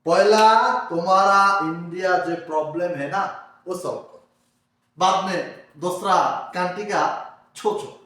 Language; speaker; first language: Hindi; non-native, learner; Bangla